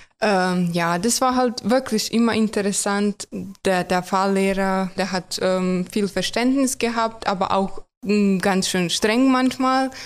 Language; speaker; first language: German; non-native, fluent; Croatian